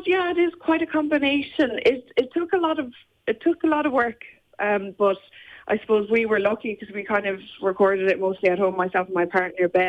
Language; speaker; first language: English; native; English